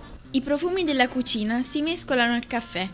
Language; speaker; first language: Italian; native; Italian